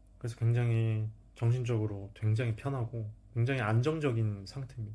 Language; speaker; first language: Korean; native; Korean